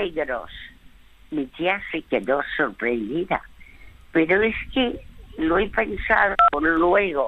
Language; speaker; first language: Spanish; early bilingual, other home language; French